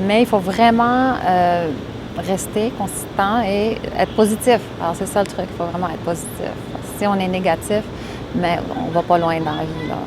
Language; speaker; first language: French; early bilingual, other home language; Arabic